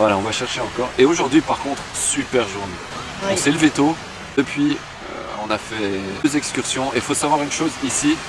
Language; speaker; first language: French; native; French